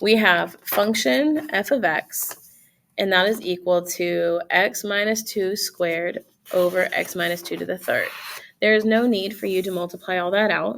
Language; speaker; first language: English; native; English